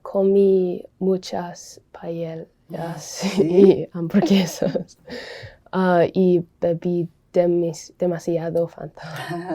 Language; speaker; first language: Spanish; non-native, learner; English